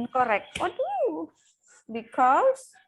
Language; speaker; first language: English; non-native, local second language; Indonesian